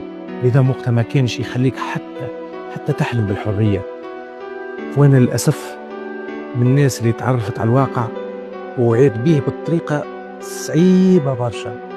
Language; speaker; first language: Arabic; native; Arabic